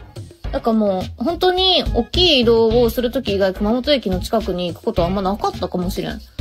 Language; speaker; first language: Japanese; native; Japanese